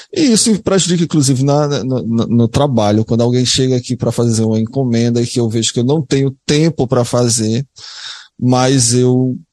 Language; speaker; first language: Portuguese; native; Portuguese